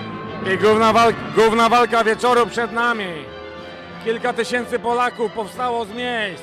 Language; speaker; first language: Polish; native; Polish